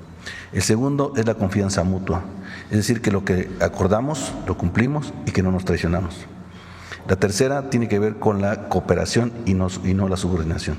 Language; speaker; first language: Spanish; native; Spanish